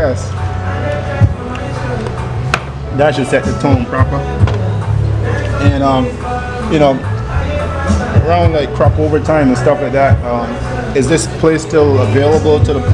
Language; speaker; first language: English; native; English